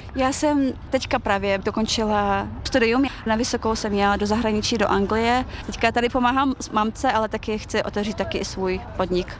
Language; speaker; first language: Czech; early bilingual, other home language; Chechen